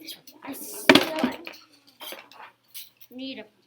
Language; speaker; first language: English; native; English